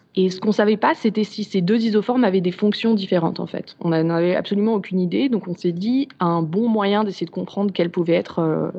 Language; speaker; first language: French; native; French